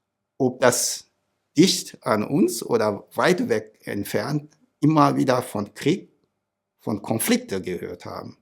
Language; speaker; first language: German; non-native, fluent; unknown